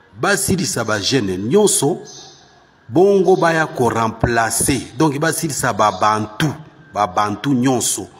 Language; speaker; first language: Lingala; non-native, local second language; Swahili